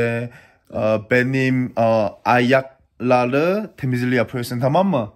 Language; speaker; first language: Turkish; non-native, learner; Korean